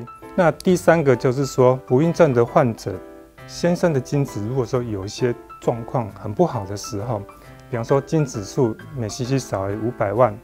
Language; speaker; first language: Chinese; native; Chinese